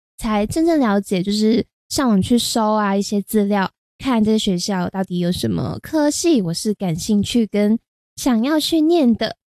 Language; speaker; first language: Chinese; non-native, local second language; Cantonese